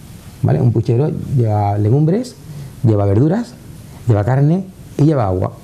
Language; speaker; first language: Spanish; native; Spanish